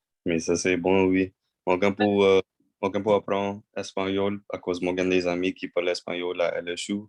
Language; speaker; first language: French; non-native, learner; English